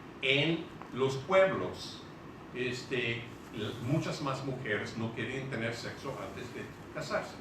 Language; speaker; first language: Spanish; non-native, fluent; English